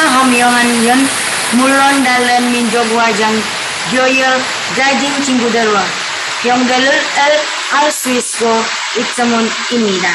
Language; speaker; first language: Korean; non-native, learner; Indonesian